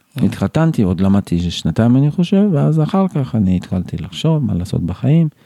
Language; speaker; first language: Hebrew; non-native, fluent; Uzbek